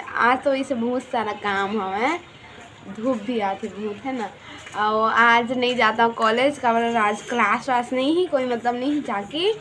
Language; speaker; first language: Hindi; non-native, local second language; Chhattisgarhi